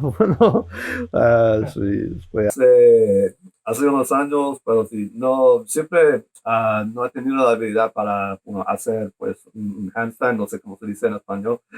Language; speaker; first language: Spanish; non-native, learner; English